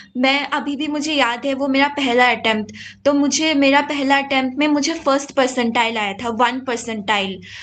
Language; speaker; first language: Hindi; non-native, local second language; Assamese